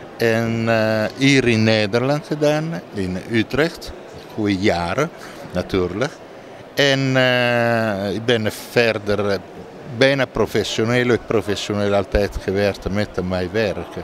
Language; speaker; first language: Dutch; non-native, learner; Italian